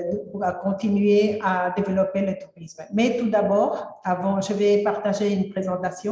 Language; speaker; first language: French; non-native, fluent; Spanish